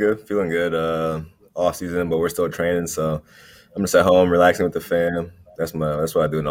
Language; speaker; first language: English; native; English